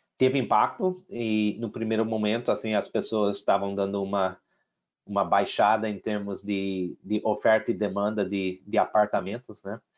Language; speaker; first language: Portuguese; non-native, fluent; English